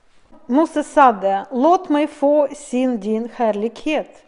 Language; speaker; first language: Swedish; non-native, fluent; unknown